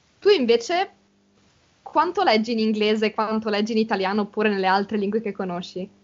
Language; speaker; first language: Italian; native; Italian